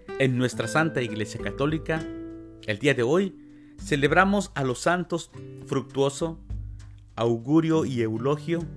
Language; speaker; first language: Spanish; native; Spanish